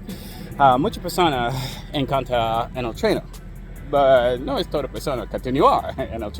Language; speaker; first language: Spanish; non-native, learner; English